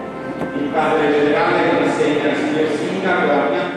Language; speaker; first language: Italian; native; Italian